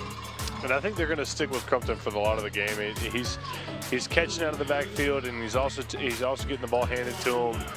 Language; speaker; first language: English; native; English